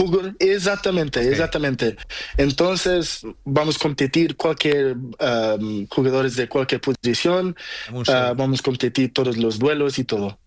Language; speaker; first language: Spanish; non-native, learner; Portuguese